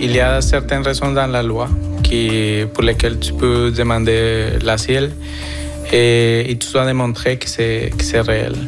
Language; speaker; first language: French; non-native, fluent; Spanish